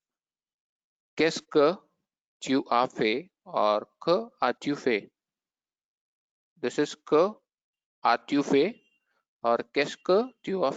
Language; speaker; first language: French; non-native, learner; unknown